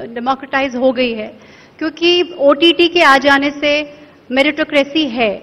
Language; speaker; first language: Hindi; native; Hindi